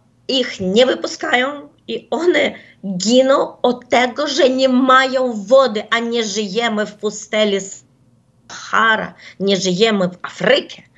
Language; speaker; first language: Polish; non-native, fluent; Ukrainian